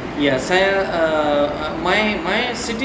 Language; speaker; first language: English; non-native, fluent; Urdu